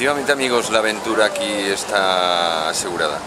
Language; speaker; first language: Spanish; native; Spanish